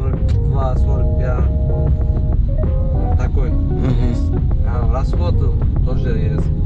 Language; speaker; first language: Russian; non-native, learner; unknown